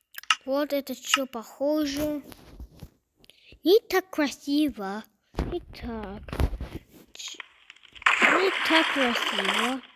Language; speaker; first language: Russian; non-native, learner; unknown